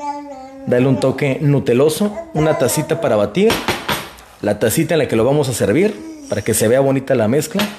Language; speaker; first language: Spanish; native; Spanish